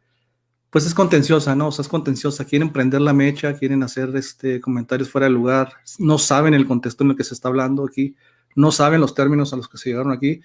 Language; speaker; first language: Spanish; native; Spanish